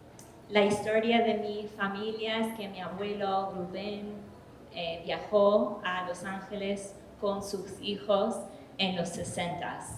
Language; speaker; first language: Spanish; early bilingual, heritage; English